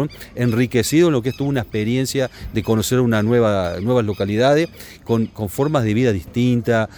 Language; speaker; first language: Spanish; native; Spanish